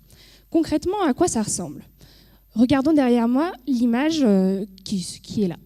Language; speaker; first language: French; native; French